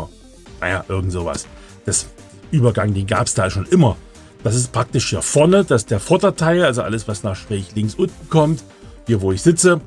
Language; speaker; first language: German; native; German